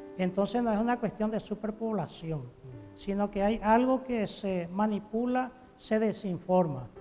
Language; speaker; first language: Spanish; non-native, local second language; Guarani